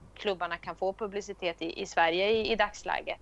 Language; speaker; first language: Swedish; native; Swedish